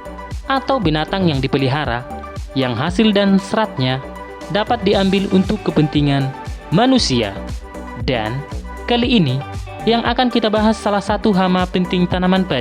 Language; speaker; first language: Indonesian; native; Indonesian